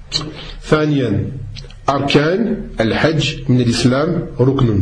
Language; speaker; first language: Arabic; non-native, fluent; French